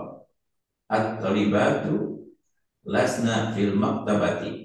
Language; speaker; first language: Arabic; non-native, learner; Indonesian